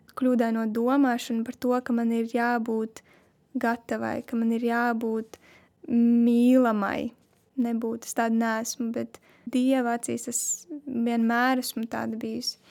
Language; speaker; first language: Latvian; non-native, local second language; Russian